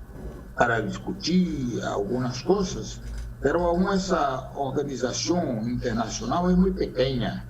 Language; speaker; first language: Spanish; non-native, fluent; Portuguese